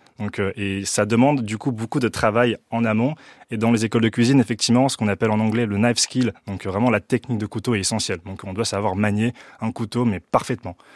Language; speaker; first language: French; early bilingual, other home language; Chinese